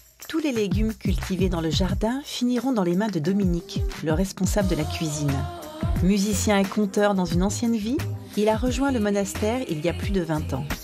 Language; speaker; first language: French; native; French